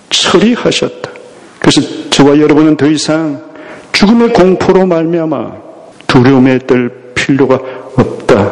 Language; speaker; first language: Korean; native; Korean